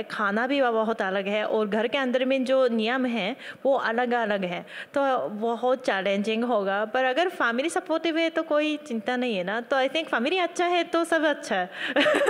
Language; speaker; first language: Hindi; non-native, learner; Japanese